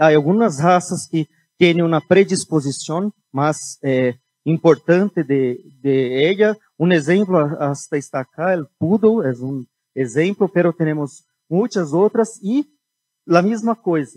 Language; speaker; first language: Spanish; non-native, fluent; Portuguese